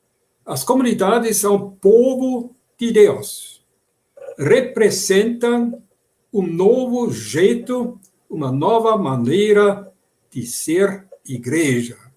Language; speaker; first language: Portuguese; non-native, fluent; German